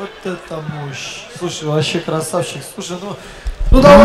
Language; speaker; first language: Russian; native; Russian